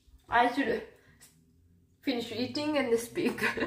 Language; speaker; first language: English; non-native, fluent; Japanese